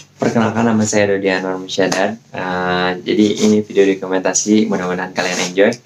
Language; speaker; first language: Indonesian; native; Indonesian